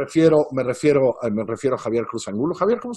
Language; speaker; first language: Spanish; native; Spanish